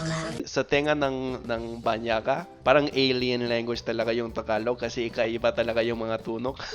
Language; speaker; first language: Filipino; non-native, fluent; English